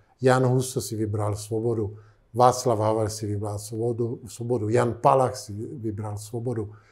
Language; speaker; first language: Czech; non-native, fluent; Italian